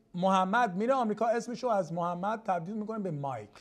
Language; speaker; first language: Persian; early bilingual, other home language; English